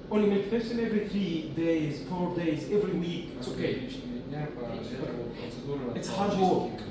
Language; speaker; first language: English; non-native, learner; Arabic